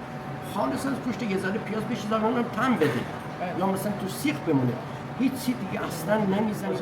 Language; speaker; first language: Persian; non-native, local second language; Azerbaijani